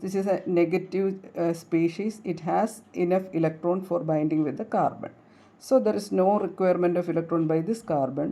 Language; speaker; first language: English; non-native, local second language; Malayalam